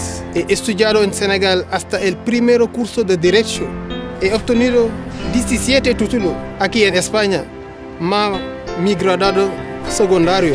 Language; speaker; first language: Spanish; non-native, fluent; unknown